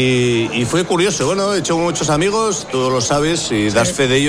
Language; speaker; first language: Spanish; non-native, local second language; Basque